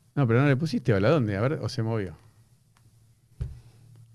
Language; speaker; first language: Spanish; native; Spanish